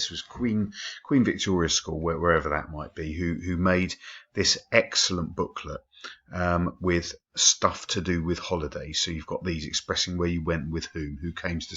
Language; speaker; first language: English; native; English